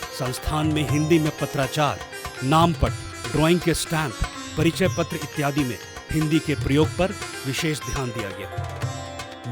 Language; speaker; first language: Hindi; native; Hindi